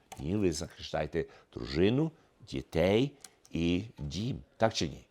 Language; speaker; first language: Ukrainian; early bilingual, heritage; Ukrainian